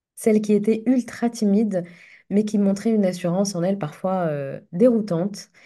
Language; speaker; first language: French; non-native, local second language; Arabic